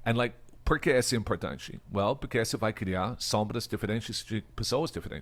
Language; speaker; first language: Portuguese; non-native, fluent; English